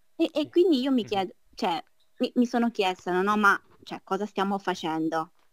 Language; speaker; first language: Italian; early bilingual, other home language; Chinese